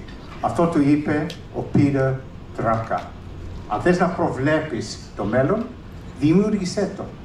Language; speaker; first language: Greek; early bilingual, heritage; English